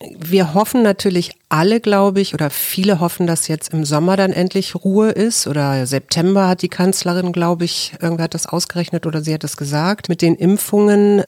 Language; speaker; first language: German; native; German